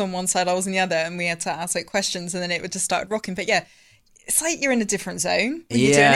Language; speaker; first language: English; native; English